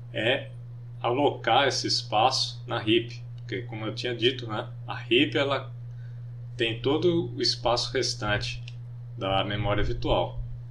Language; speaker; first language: Portuguese; native; Portuguese